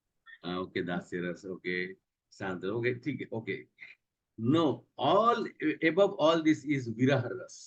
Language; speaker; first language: Hindi; native; Hindi